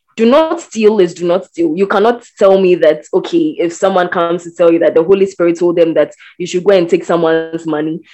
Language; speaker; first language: English; non-native, local second language; Akan